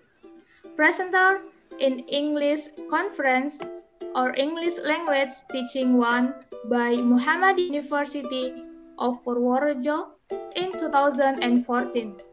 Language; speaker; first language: English; non-native, learner; Indonesian